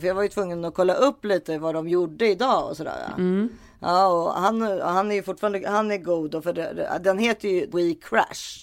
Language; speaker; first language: Swedish; native; Swedish